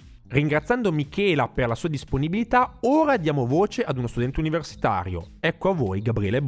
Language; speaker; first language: Italian; native; Italian